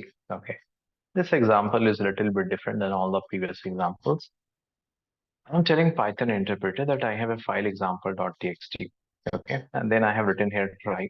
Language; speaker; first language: English; non-native, local second language; Hindi